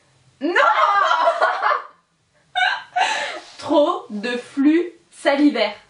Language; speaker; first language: French; native; French